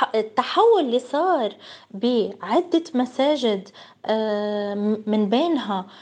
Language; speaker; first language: Arabic; native; Arabic